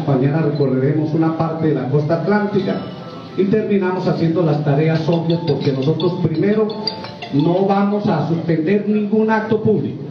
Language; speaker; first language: Spanish; native; Spanish